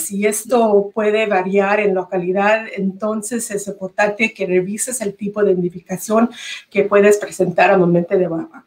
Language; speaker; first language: Spanish; early bilingual, heritage; Spanish